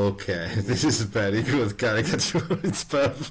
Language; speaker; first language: English; non-native, learner; Italian